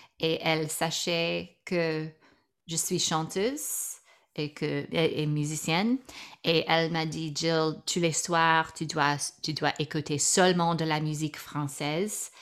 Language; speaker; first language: French; non-native, learner; English